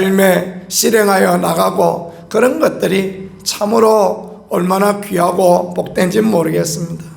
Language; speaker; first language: Korean; native; Korean